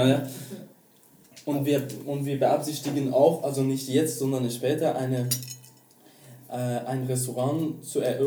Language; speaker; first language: German; non-native, learner; Persian